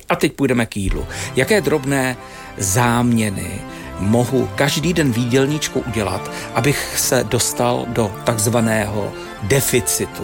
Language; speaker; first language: Czech; native; Czech